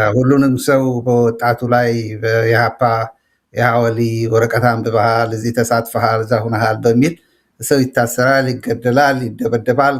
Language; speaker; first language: Amharic; native; Amharic